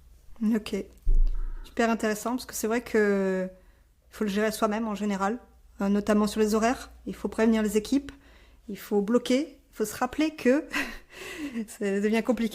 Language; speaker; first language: French; native; French